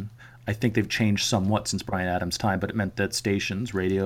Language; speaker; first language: English; native; English